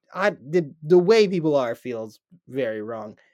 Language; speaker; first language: English; native; English